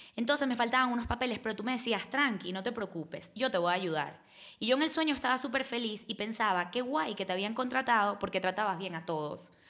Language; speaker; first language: Spanish; native; Spanish